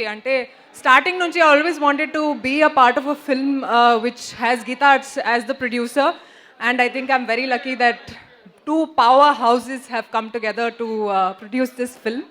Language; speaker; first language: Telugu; non-native, fluent; Hindi